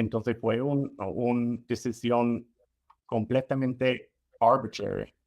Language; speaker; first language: Spanish; non-native, fluent; English